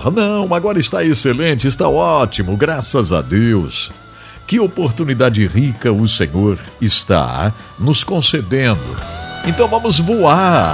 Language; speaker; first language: Portuguese; native; Portuguese